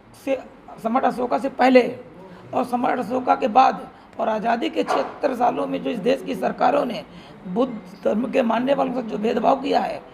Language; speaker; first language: Hindi; native; Hindi